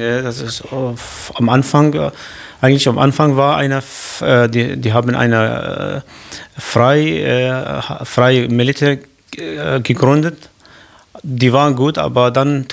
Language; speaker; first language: German; non-native, learner; Kurdish